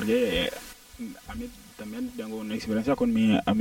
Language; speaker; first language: Spanish; non-native, learner; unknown